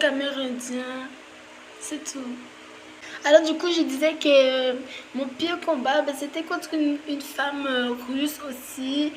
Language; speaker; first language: French; native; French